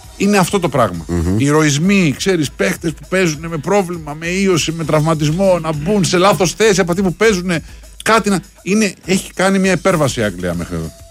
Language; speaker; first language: Greek; native; Greek